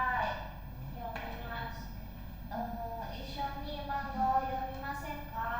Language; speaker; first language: Japanese; non-native, learner; Indonesian